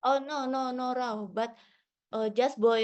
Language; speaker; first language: English; non-native, learner; Indonesian